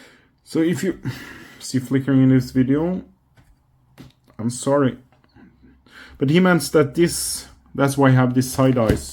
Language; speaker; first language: English; non-native, fluent; Norwegian